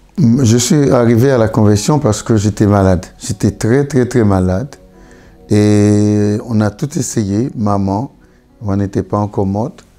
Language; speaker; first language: French; non-native, local second language; Haitian Creole